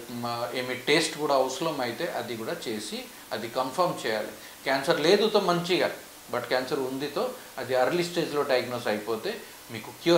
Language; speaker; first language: Telugu; non-native, fluent; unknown